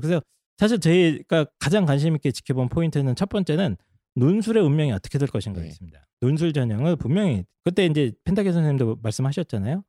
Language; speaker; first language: Korean; native; Korean